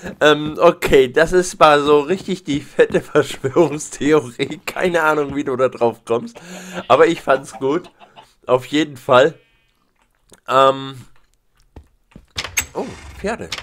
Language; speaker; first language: German; native; German